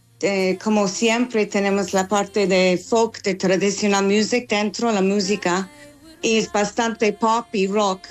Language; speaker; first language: Spanish; non-native, fluent; English